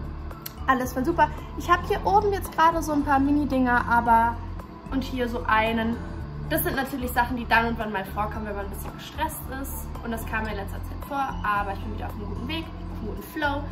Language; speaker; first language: German; native; German